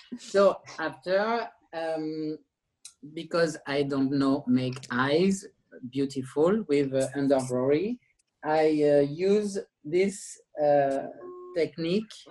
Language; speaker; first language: English; non-native, learner; French